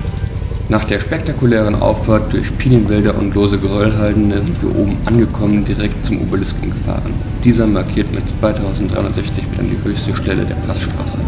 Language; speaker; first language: German; native; German